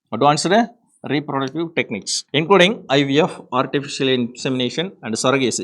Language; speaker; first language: English; non-native, local second language; Tamil